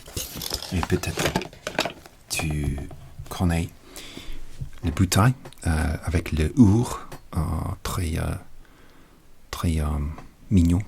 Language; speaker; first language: French; non-native, learner; English